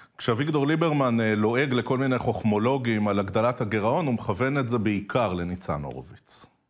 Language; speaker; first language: Hebrew; native; Hebrew